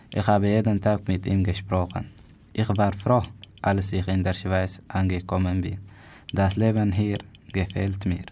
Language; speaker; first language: German; non-native, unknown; Tigrinya